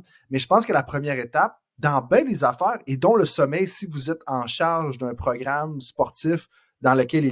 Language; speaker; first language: French; native; French